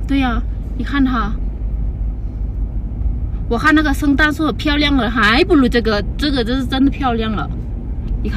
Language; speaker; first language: Chinese; non-native, fluent; Lao